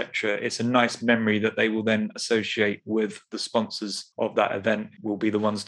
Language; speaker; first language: English; native; English